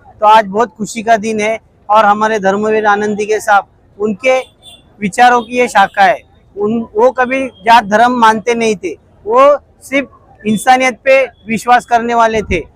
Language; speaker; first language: Hindi; non-native, local second language; Marathi